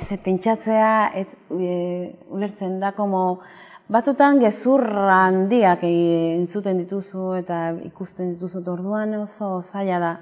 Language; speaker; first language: Basque; non-native, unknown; Spanish